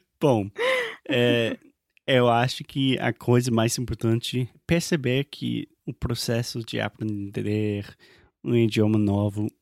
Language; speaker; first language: Portuguese; non-native, fluent; English